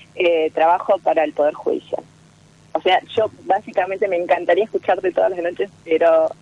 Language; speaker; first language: Spanish; native; Spanish